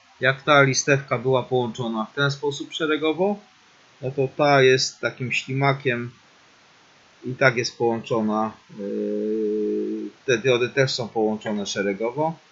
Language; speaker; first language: Polish; native; Polish